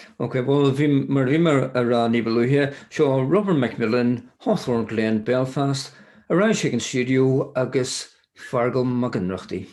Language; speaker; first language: Irish; non-native, local second language; English